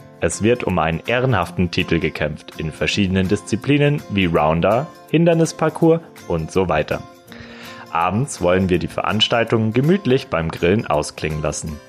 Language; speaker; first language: German; native; German